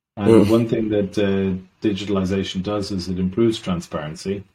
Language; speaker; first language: English; native; English